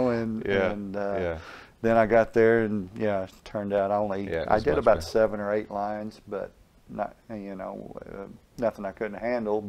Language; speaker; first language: English; native; English